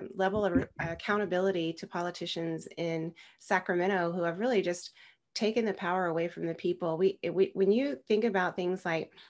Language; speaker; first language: English; native; English